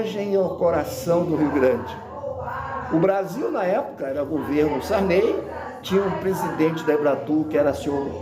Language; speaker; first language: Portuguese; native; Portuguese